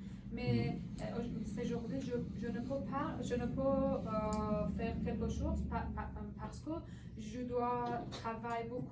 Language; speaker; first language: French; non-native, learner; Persian